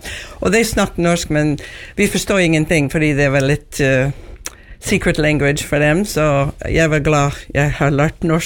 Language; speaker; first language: Norwegian; non-native, learner; English